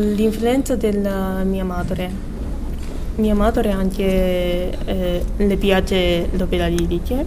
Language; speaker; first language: Italian; non-native, learner; Japanese